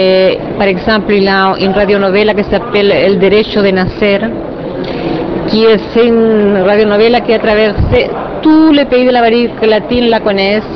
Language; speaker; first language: French; non-native, fluent; Spanish